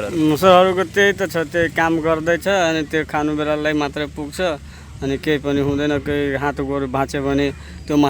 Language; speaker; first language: Nepali; non-native, local second language; Bhojpuri